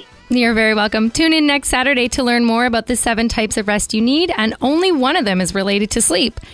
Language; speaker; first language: English; early bilingual, other home language; Italian